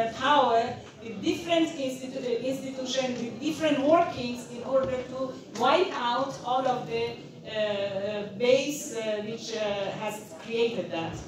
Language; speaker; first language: English; non-native, fluent; Persian